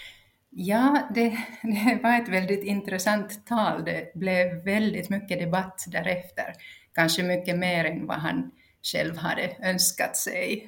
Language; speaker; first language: Swedish; non-native, local second language; Finnish